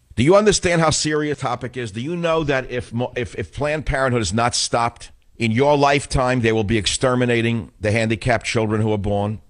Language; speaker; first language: English; native; English